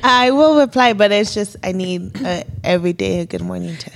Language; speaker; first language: English; early bilingual, other home language; Spanish